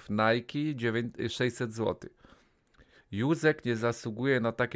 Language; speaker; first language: Polish; native; Polish